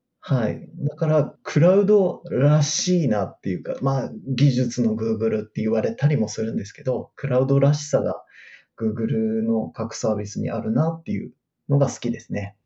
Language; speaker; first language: Japanese; native; Japanese